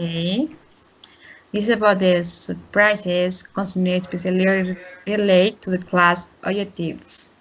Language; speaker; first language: English; non-native, learner; Spanish